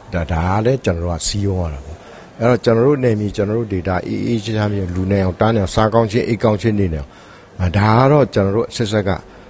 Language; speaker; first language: Burmese; non-native, local second language; Pa'o Karen